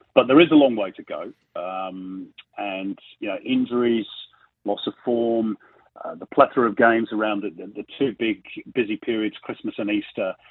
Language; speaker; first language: English; native; English